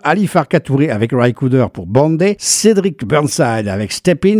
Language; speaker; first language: French; native; French